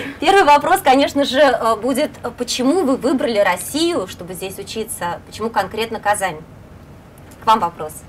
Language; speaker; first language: Russian; native; Russian